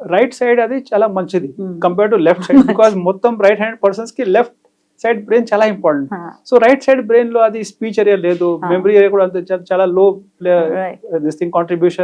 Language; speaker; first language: Telugu; non-native, fluent; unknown